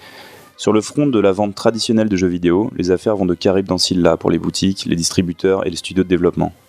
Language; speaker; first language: French; native; French